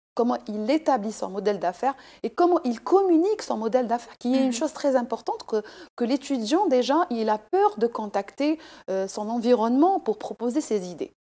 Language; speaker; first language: French; non-native, local second language; Arabic